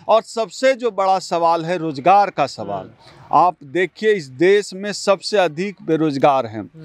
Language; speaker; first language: Hindi; native; Hindi